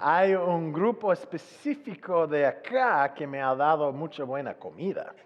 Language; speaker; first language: Spanish; non-native, fluent; English